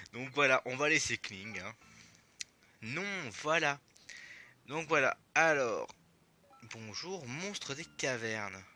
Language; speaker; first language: French; native; French